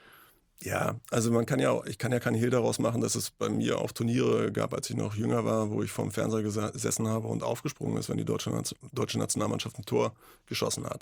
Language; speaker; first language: German; native; German